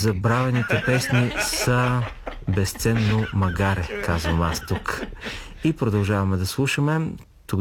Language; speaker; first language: Bulgarian; non-native, fluent; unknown